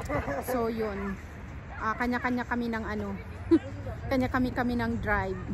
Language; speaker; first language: Filipino; native; Filipino